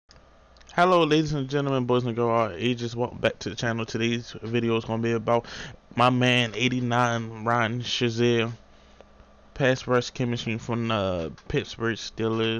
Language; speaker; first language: English; native; English